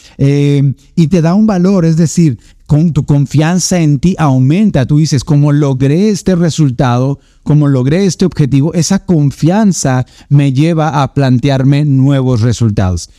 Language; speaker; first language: Spanish; native; Spanish